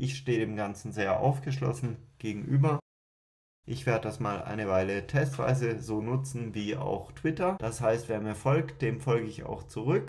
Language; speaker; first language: German; native; German